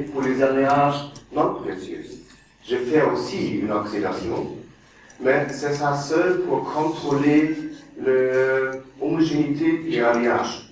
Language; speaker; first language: French; non-native, learner; German